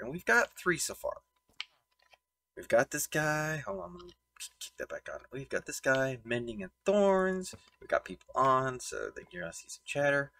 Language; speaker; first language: English; native; English